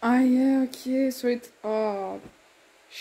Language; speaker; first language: English; non-native, fluent; French